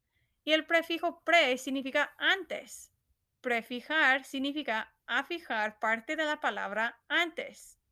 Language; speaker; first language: Spanish; non-native, fluent; English